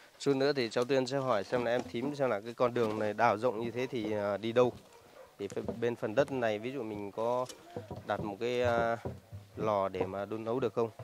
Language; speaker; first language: Vietnamese; non-native, local second language; Hmong